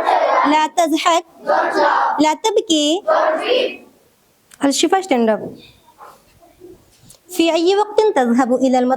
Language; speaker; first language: Arabic; non-native, learner; Urdu